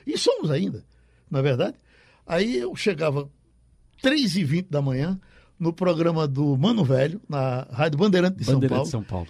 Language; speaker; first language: Portuguese; native; Portuguese